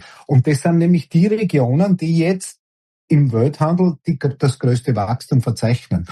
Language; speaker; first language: German; native; German